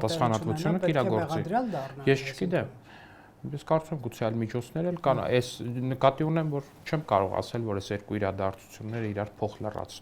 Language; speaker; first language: Armenian; native; Armenian